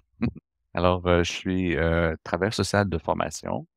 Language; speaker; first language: French; native; French